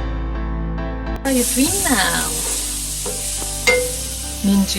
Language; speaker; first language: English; non-native, learner; Korean